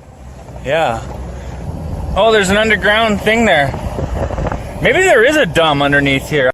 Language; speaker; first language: English; native; English